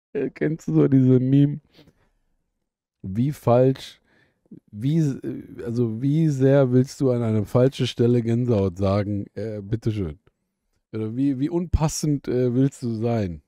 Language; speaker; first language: German; native; German